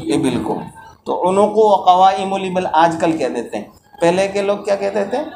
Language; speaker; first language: Urdu; native; Urdu